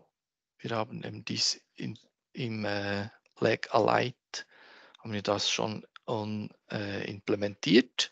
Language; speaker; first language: German; native; German